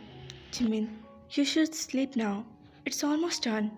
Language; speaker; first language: English; non-native, local second language; Urdu